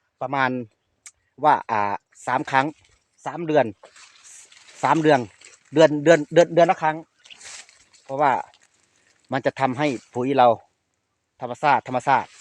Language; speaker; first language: Thai; non-native, local second language; Lao